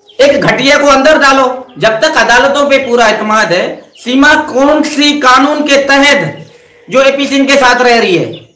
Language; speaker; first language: Urdu; non-native, local second language; Sindhi